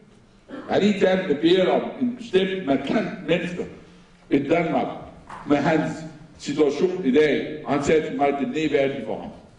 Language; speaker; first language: Danish; non-native, fluent; Arabic